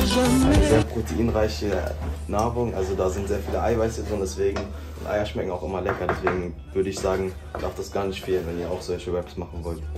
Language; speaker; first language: German; native; German